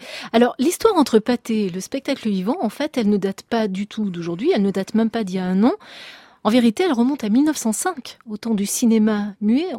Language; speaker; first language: French; native; French